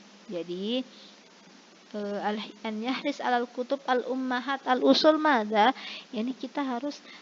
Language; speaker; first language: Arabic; non-native, fluent; Indonesian